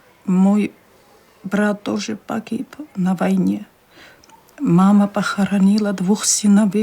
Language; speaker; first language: Russian; non-native, local second language; Chechen